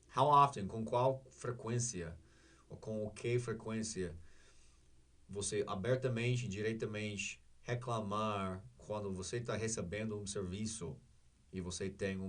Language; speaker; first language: Portuguese; non-native, learner; English